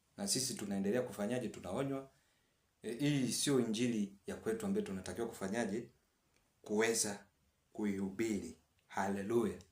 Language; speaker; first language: Swahili; native; Swahili